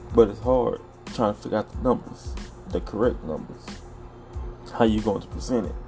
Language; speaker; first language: English; native; English